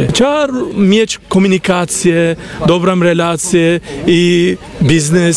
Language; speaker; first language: Polish; non-native, learner; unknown